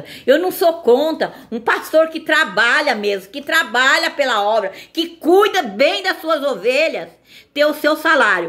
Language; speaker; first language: Portuguese; native; Portuguese